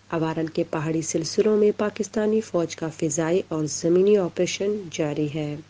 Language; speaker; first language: Urdu; non-native, local second language; Baluchi